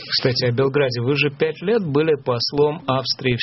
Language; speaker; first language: Russian; native; Russian